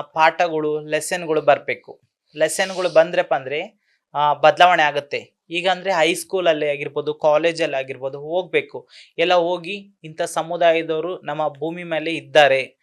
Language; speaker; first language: Kannada; native; Kannada